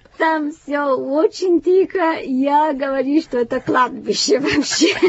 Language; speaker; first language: Russian; non-native, fluent; Italian